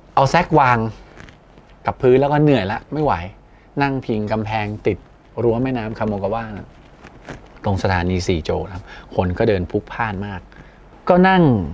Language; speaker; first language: Thai; native; Thai